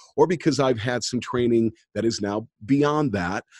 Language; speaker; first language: English; native; English